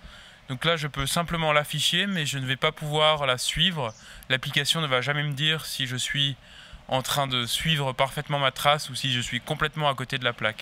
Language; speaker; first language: French; native; French